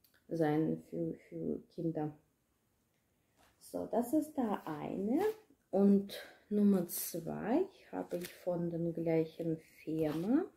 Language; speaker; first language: German; non-native, learner; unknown